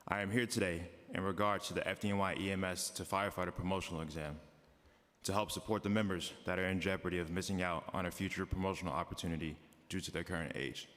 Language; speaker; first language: English; native; English